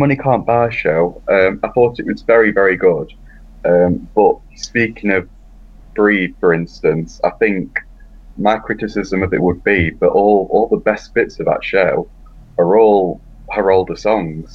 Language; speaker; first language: English; native; English